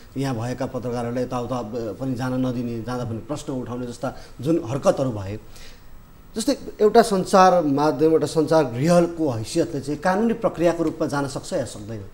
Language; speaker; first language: Nepali; native; Nepali